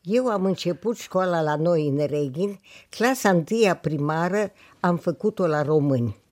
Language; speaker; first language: Romanian; non-native, local second language; Hungarian